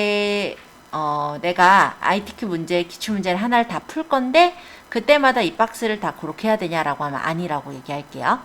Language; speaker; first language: Korean; native; Korean